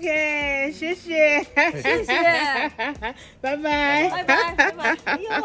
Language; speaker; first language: Chinese; non-native, learner; English